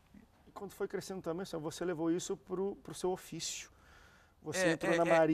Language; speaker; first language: Portuguese; native; Portuguese